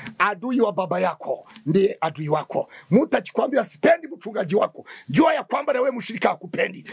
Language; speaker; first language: Swahili; non-native, local second language; Kinyarwanda